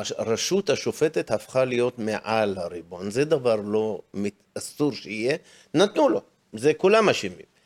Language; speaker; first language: Hebrew; non-native, local second language; Arabic